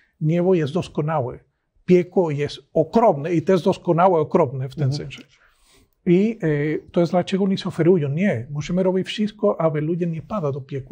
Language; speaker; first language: Polish; non-native, learner; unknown